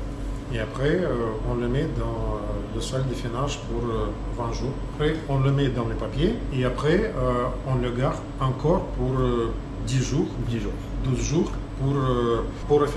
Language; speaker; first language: French; non-native, learner; Russian